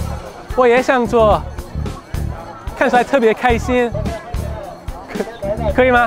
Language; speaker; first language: Chinese; non-native, fluent; English